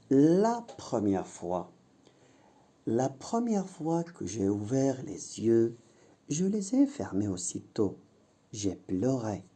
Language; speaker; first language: French; non-native, local second language; Arabic